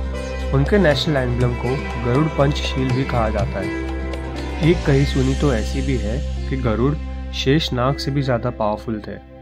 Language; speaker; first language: Hindi; native; Hindi